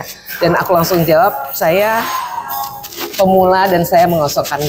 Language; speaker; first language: Indonesian; non-native, local second language; Javanese